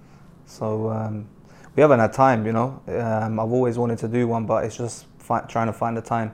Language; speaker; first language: English; native; English